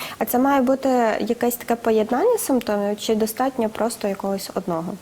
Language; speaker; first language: Ukrainian; native; Ukrainian